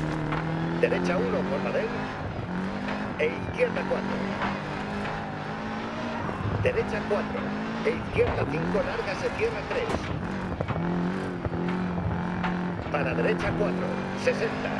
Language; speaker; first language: Spanish; native; Spanish